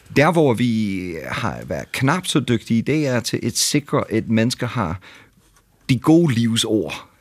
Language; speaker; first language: Danish; non-native, fluent; English